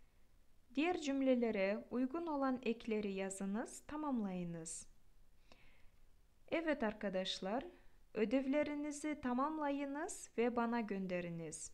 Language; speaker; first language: Turkish; non-native, fluent; Kyrgyz